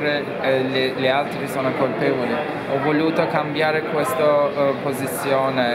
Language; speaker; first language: Italian; non-native, fluent; Turkish